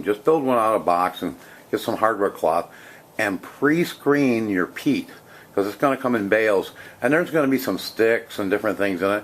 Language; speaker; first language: English; native; English